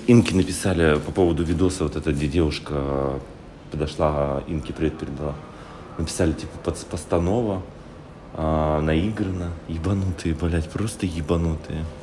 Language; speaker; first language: Russian; native; Russian